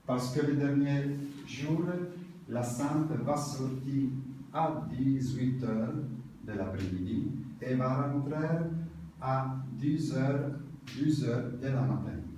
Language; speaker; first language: French; non-native, learner; Italian